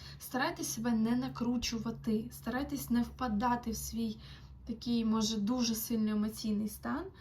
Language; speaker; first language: Ukrainian; non-native, local second language; Russian